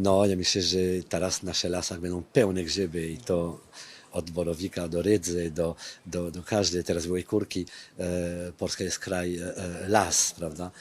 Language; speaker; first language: Polish; non-native, fluent; French